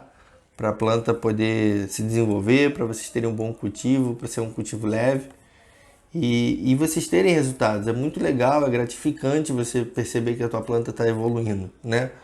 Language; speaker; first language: Portuguese; native; Portuguese